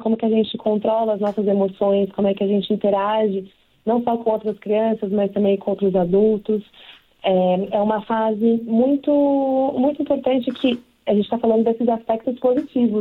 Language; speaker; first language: Portuguese; native; Portuguese